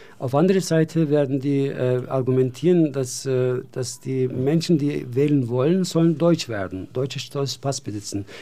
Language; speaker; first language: German; non-native, fluent; Turkish